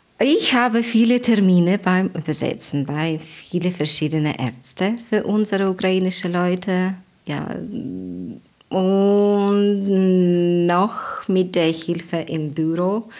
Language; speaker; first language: German; non-native, learner; Ukrainian